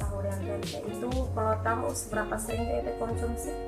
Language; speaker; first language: Indonesian; native; Indonesian